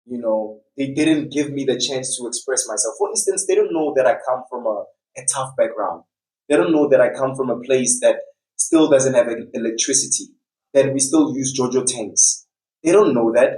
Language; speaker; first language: English; non-native, local second language; Tswana